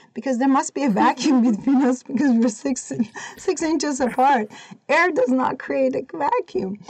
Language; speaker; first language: English; non-native, fluent; Persian